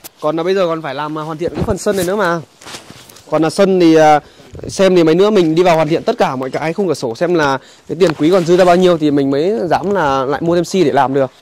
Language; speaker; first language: Vietnamese; native; Vietnamese